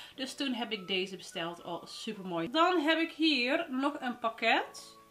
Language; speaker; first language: Dutch; early bilingual, other home language; Arabic